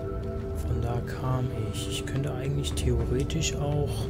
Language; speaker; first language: German; native; German